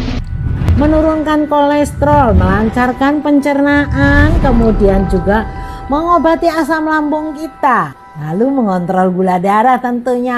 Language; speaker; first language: Indonesian; native; Indonesian